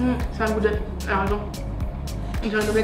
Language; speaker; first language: French; native; French